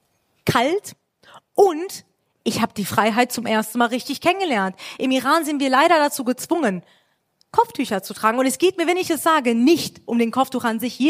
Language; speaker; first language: German; early bilingual, other home language; Persian